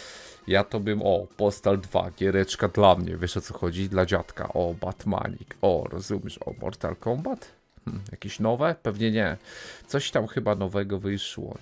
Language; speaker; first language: Polish; native; Polish